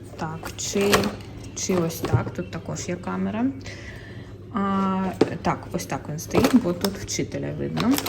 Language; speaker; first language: Ukrainian; non-native, local second language; Russian